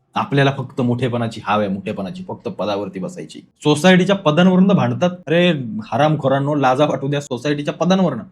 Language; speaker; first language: Marathi; native; Marathi